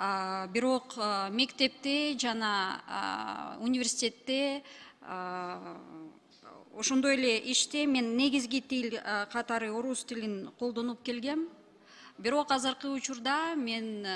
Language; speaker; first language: Kyrgyz; non-native, local second language; Russian